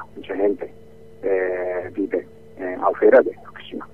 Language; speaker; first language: Spanish; non-native, learner; Japanese